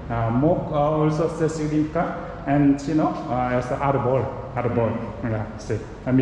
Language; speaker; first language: Spanish; non-native, learner; Korean